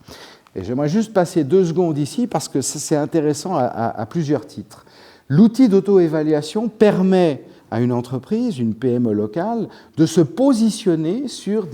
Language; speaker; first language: French; native; French